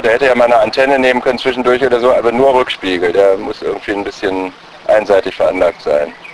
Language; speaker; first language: German; native; German